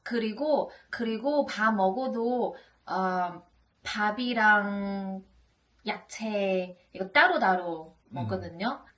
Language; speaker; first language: Korean; non-native, learner; Chinese